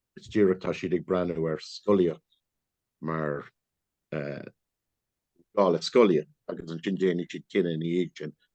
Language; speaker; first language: Irish; non-native, local second language; English